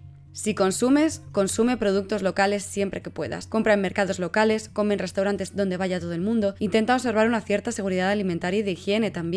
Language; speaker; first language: Spanish; native; Spanish